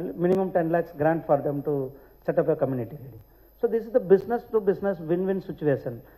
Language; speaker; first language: English; non-native, local second language; Tamil